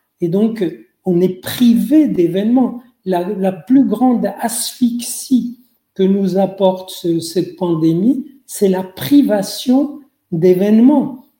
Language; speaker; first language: French; non-native, local second language; Arabic